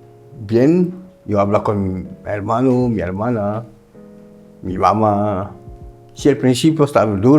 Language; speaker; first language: Spanish; non-native, learner; French